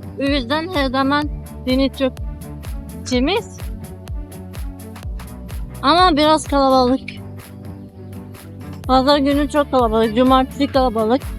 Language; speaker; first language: Turkish; non-native, learner; Arabic